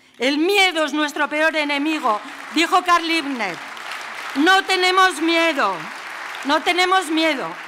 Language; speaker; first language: Spanish; native; Spanish